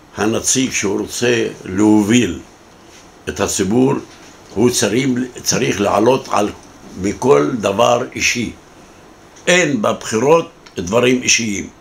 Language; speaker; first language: Hebrew; non-native, local second language; Arabic